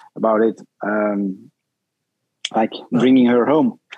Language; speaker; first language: English; non-native, fluent; Dutch